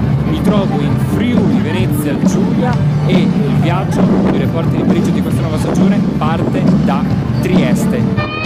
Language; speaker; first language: Italian; native; Italian